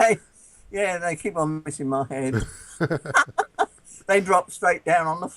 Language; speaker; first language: English; native; English